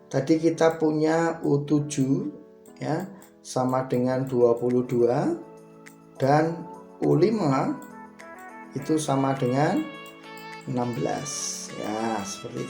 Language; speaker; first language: Indonesian; native; Indonesian